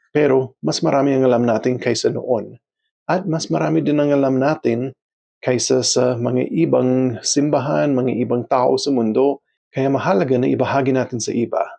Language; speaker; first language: Filipino; non-native, fluent; English